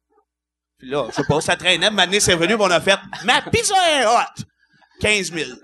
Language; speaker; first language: French; native; French